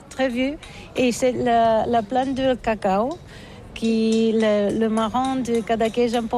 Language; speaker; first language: French; non-native, learner; Catalan